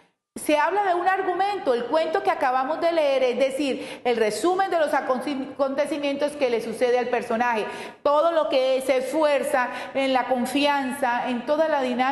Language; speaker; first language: Spanish; native; Spanish